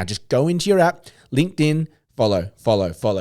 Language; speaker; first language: English; native; English